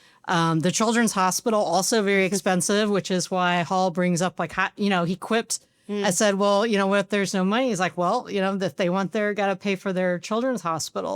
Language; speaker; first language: English; native; English